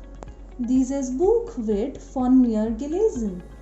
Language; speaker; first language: German; non-native, fluent; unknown